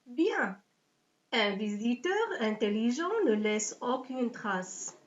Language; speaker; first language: French; non-native, local second language; Arabic